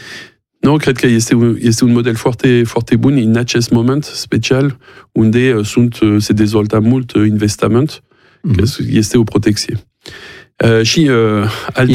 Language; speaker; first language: Romanian; non-native, learner; French